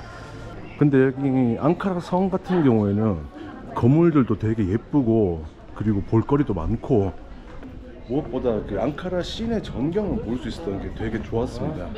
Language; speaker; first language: Korean; native; Korean